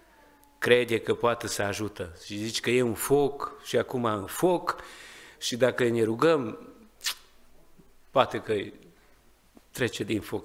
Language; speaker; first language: Romanian; non-native, learner; Hungarian